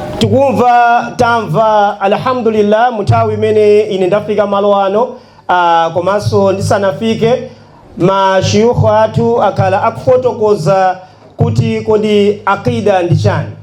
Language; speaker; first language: Nyanja; non-native, local second language; Yao